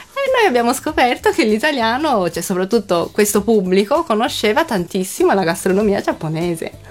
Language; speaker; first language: Italian; native; Italian